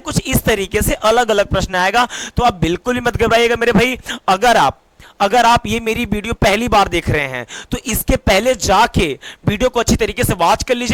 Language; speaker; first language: Hindi; native; Hindi